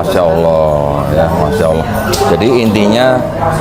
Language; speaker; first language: Indonesian; native; Indonesian